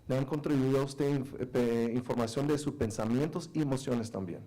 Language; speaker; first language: Spanish; native; Spanish